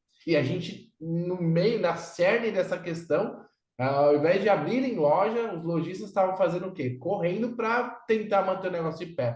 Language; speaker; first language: Portuguese; native; Portuguese